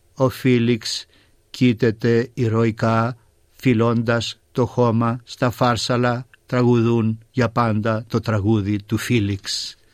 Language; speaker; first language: Greek; native; Greek